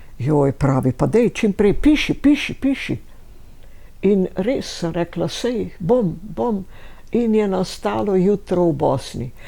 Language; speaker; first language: Slovenian; native; Slovenian